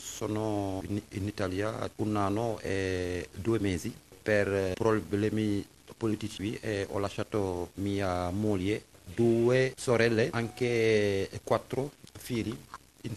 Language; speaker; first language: Italian; non-native, learner; French